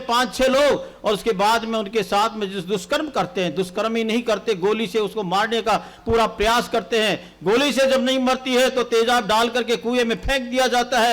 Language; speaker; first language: Hindi; native; Hindi